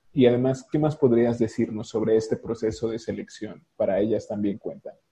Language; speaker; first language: Spanish; native; Spanish